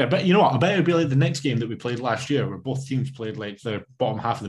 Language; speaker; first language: English; native; English